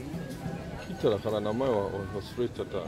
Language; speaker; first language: Japanese; non-native, learner; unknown